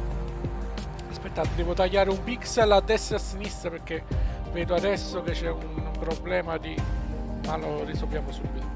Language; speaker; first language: Italian; native; Italian